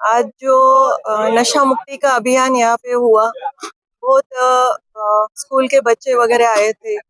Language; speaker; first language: Hindi; non-native, local second language; Marathi